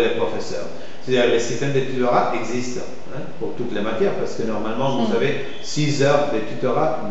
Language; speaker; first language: French; non-native, fluent; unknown